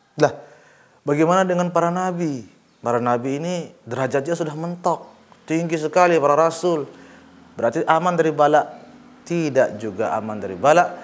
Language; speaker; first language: Malay; non-native, local second language; Sasak